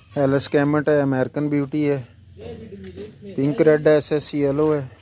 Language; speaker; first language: Hindi; non-native, local second language; Punjabi